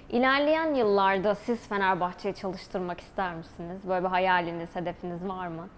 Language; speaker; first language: Turkish; native; Turkish